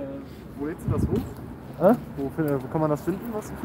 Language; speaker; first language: German; native; German